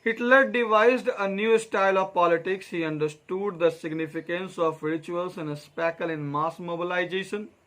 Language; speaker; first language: English; non-native, local second language; Hindi